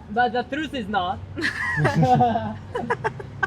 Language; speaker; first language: English; non-native, learner; Japanese